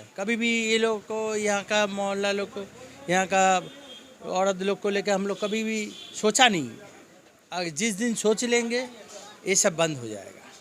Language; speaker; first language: Hindi; non-native, local second language; Bangla